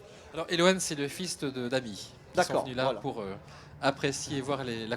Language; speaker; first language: French; native; French